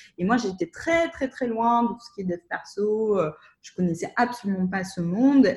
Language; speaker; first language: French; non-native, fluent; Russian